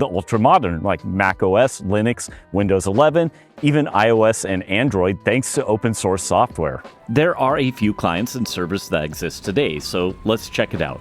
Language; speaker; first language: English; native; English